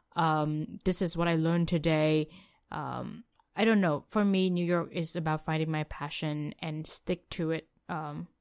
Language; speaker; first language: English; non-native, fluent; Vietnamese